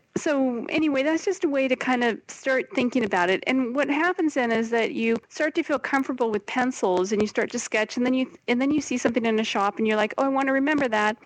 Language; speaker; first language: English; native; English